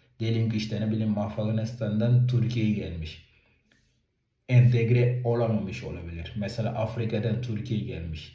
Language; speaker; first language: Turkish; non-native, fluent; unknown